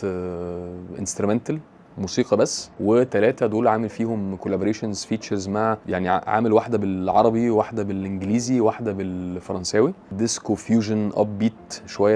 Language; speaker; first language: Arabic; native; Arabic